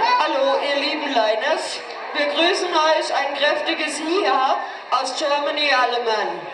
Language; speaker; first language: German; native; German